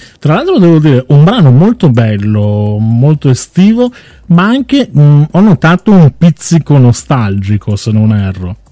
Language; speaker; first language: Italian; native; Italian